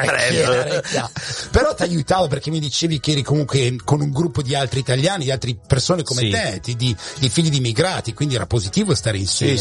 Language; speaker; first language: Italian; native; Italian